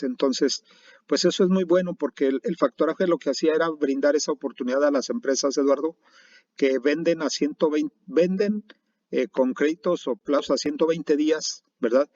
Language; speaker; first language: Spanish; native; Spanish